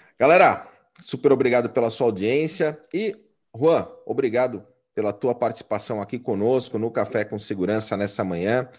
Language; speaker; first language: Portuguese; native; Portuguese